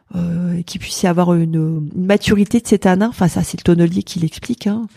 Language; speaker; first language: French; native; French